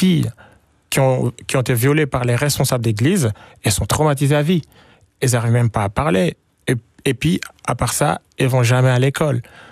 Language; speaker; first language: French; non-native, local second language; Swahili